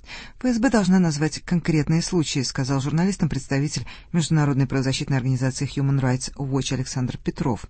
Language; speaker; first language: Russian; native; Russian